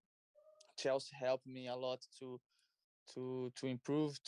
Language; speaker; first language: English; non-native, learner; Portuguese